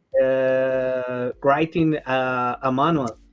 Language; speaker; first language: English; non-native, learner; Spanish